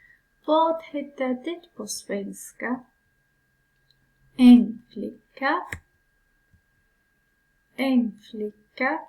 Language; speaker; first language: Swedish; non-native, fluent; Persian